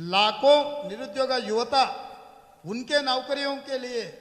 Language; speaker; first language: Hindi; non-native, local second language; Telugu